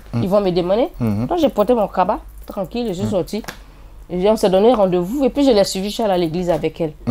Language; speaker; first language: French; non-native, local second language; Dyula